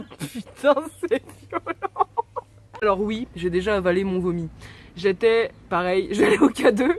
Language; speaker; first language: French; native; French